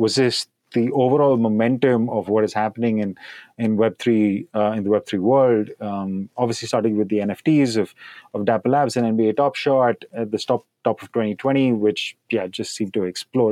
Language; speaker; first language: English; non-native, local second language; Hindi